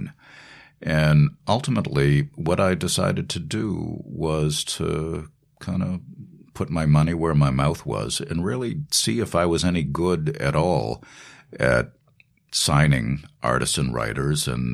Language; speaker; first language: English; native; English